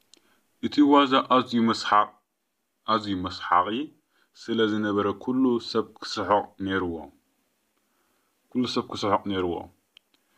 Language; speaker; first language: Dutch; non-native, fluent; Tigrinya